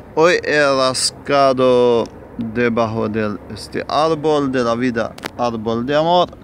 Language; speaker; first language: Spanish; non-native, fluent; Romanian